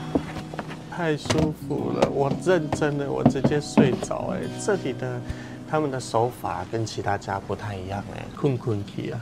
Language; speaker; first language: Chinese; non-native, fluent; Vietnamese